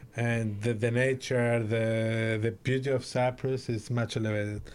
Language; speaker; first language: English; early bilingual, other home language; Greek